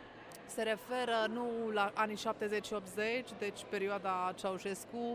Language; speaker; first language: Romanian; non-native, local second language; Hungarian